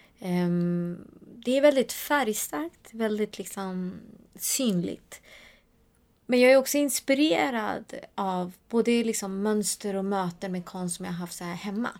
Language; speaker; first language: Swedish; early bilingual, other home language; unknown